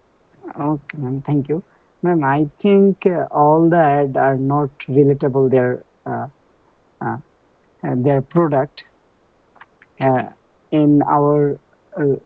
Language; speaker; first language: English; non-native, learner; Bangla